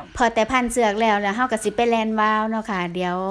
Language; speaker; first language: Thai; native; Thai